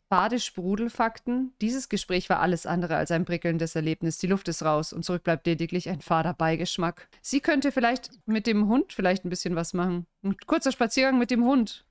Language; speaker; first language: German; native; German